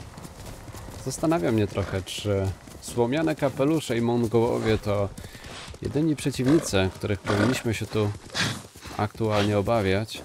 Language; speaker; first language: Polish; native; Polish